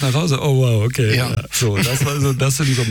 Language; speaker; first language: German; early bilingual, other home language; Persian